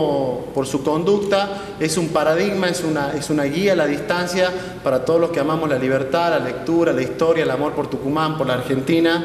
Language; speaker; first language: Spanish; native; Spanish